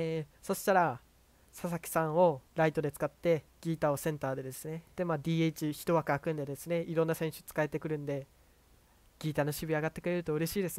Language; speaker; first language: Japanese; native; Japanese